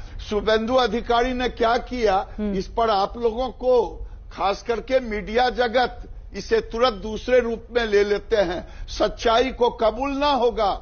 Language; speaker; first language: Hindi; native; Hindi